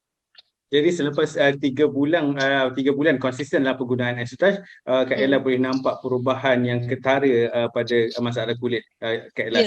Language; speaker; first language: Malay; native; Malay